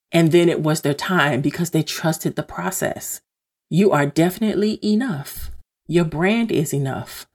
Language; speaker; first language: English; native; English